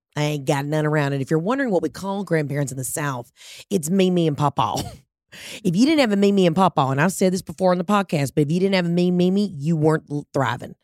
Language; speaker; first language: English; early bilingual, other home language; Italian